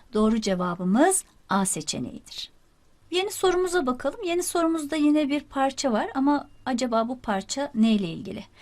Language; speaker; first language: Turkish; native; Turkish